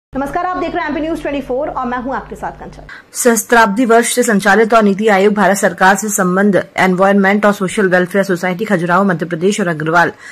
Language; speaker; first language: Hindi; native; Hindi